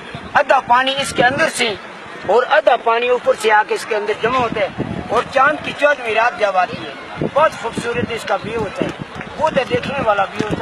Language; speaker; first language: Hindi; non-native, local second language; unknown